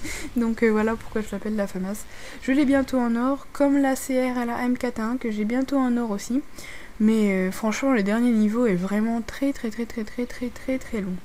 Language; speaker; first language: French; native; French